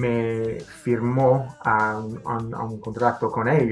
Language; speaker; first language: Spanish; non-native, fluent; English